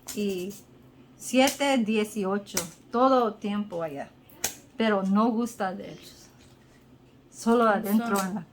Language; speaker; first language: Spanish; non-native, learner; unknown